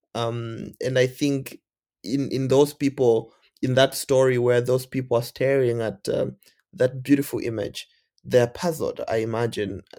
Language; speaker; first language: English; non-native, local second language; Bemba